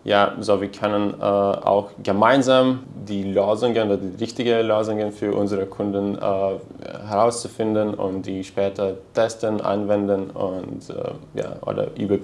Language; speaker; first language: German; non-native, learner; Lithuanian